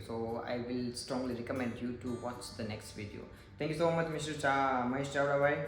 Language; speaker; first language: English; non-native, local second language; Gujarati